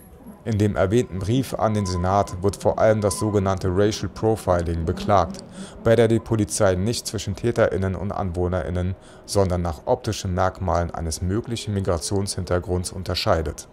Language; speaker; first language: German; native; German